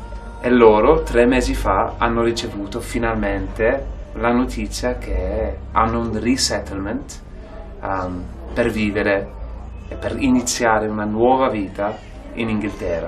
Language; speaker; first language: Italian; non-native, fluent; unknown